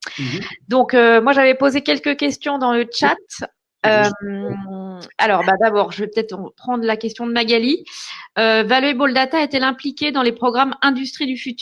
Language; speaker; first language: French; native; French